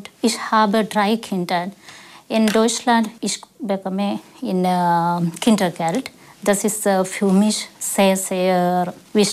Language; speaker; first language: German; non-native, learner; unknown